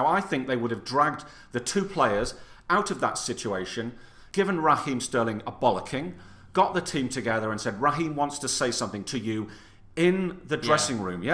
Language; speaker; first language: English; native; English